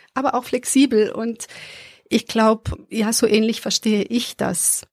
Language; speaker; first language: German; early bilingual, other home language; Serbian